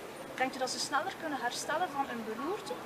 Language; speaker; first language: Dutch; native; Dutch